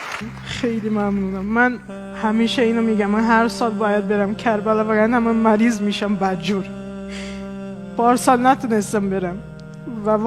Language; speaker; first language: Persian; non-native, fluent; Portuguese